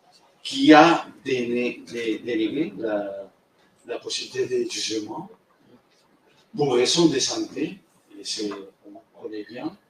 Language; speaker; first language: French; non-native, fluent; Spanish